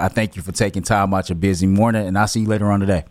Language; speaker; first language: English; native; English